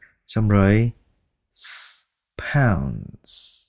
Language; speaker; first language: English; non-native, fluent; Vietnamese